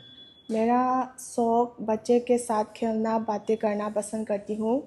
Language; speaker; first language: Hindi; non-native, learner; Manipuri